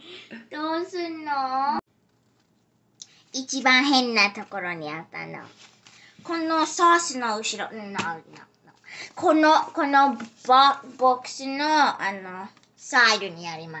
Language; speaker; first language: Japanese; early bilingual, heritage; Japanese